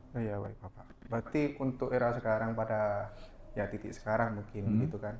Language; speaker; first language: Indonesian; non-native, local second language; Madurese